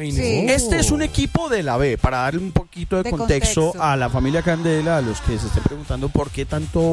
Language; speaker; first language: Spanish; native; Spanish